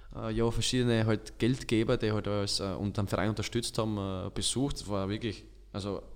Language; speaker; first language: German; native; German